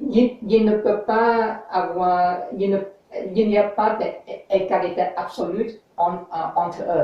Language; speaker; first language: French; non-native, learner; English